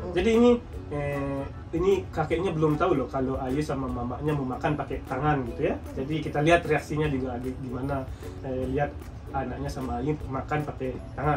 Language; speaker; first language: Indonesian; non-native, fluent; Japanese